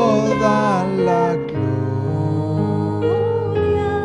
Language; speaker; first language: Spanish; native; Spanish